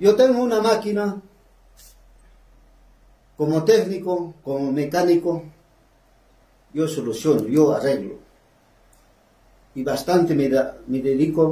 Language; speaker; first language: Spanish; native; Spanish